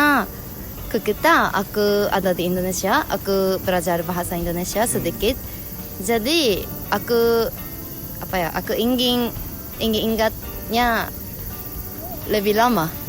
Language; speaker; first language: Indonesian; non-native, learner; Japanese